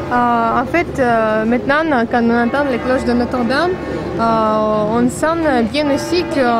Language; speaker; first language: French; non-native, fluent; Russian